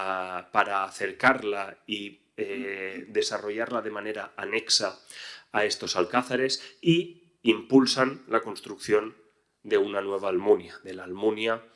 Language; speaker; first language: Spanish; native; Spanish